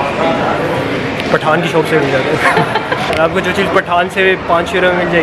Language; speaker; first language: Urdu; native; Urdu